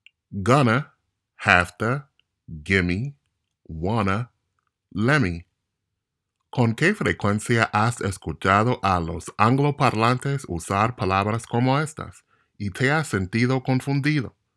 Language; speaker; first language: Spanish; non-native, fluent; English